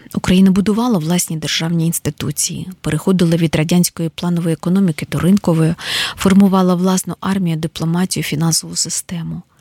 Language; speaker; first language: Ukrainian; native; Ukrainian